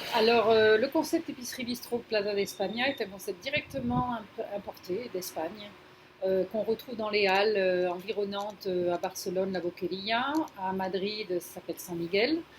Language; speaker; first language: French; non-native, fluent; Spanish